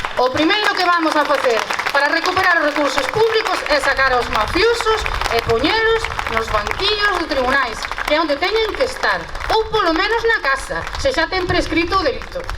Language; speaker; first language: Galician; non-native, local second language; Spanish